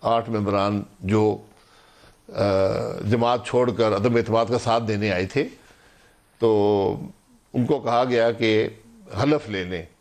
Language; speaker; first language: Urdu; non-native, local second language; Sindhi